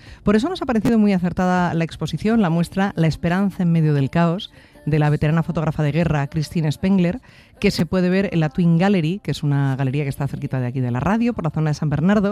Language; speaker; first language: Spanish; native; Spanish